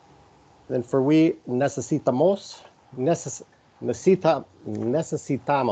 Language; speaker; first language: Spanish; non-native, learner; English